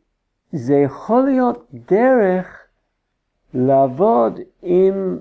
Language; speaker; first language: Hebrew; non-native, fluent; English